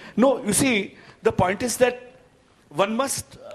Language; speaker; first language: English; non-native, local second language; Gujarati